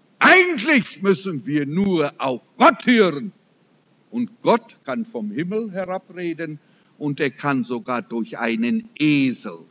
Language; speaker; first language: German; early bilingual, heritage; German